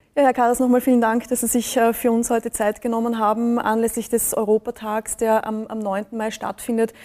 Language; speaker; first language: German; native; German